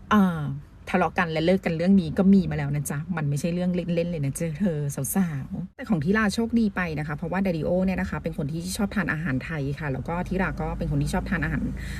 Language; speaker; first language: Thai; native; Thai